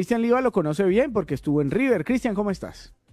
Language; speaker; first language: Spanish; native; Spanish